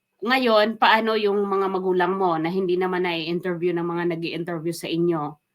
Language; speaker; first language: Filipino; non-native, local second language; Waray